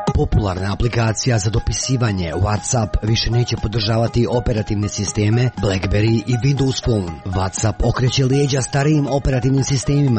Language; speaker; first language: Croatian; native; Croatian